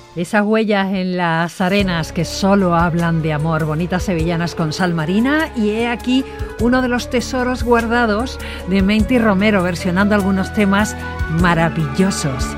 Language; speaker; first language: Spanish; native; Spanish